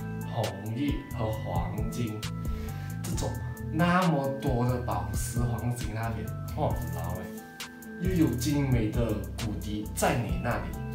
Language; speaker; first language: Chinese; native; Chinese